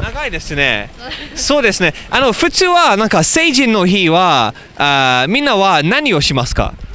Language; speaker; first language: Japanese; non-native, learner; English